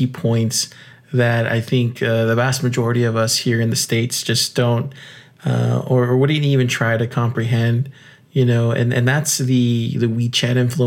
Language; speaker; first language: English; native; English